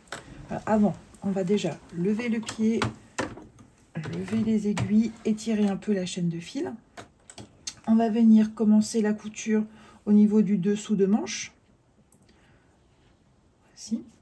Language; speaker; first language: French; native; French